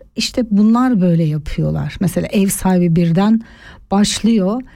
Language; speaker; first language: German; non-native, learner; Turkish